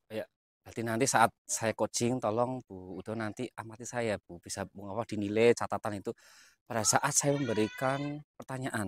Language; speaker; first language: Indonesian; native; Indonesian